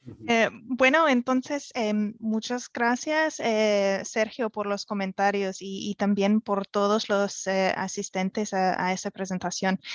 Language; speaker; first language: Spanish; non-native, fluent; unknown